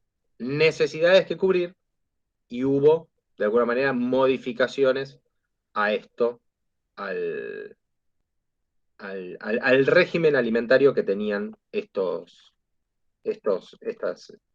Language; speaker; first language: Spanish; native; Spanish